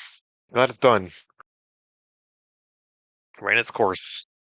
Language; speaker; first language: English; native; English